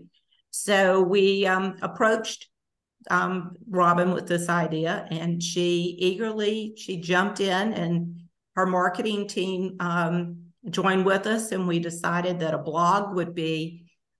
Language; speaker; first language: English; native; English